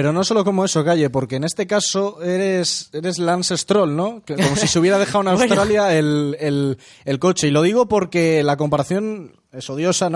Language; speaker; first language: Spanish; native; Spanish